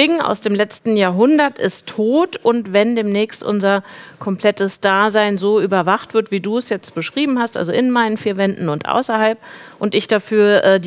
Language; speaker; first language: German; native; German